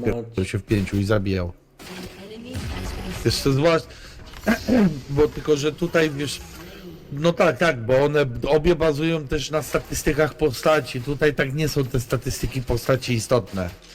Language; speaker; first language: Polish; native; Polish